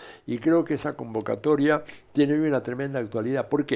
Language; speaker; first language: Spanish; native; Spanish